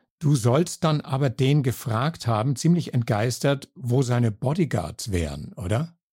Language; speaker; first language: German; native; German